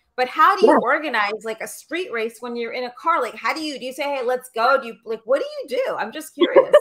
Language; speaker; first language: English; early bilingual, other home language; Portuguese